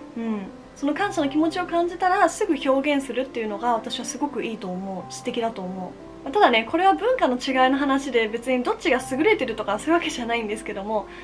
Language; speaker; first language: Japanese; early bilingual, other home language; Chinese